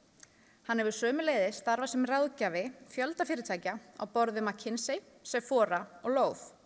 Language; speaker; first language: Icelandic; native; Icelandic